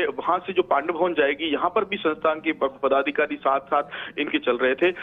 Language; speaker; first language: Hindi; native; Hindi